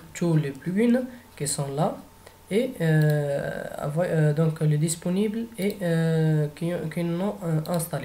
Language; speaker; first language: French; non-native, fluent; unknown